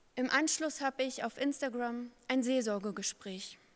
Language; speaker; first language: German; native; German